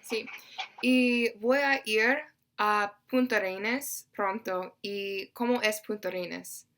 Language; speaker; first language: Spanish; non-native, learner; English